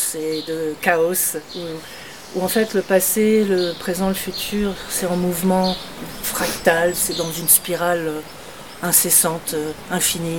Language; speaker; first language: French; non-native, local second language; Arabic